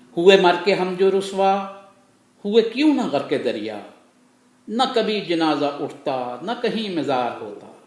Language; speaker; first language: Urdu; native; Urdu